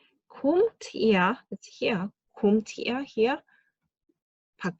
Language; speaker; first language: German; non-native, fluent; Korean